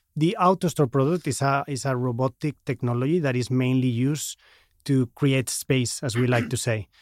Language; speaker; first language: English; non-native, fluent; Spanish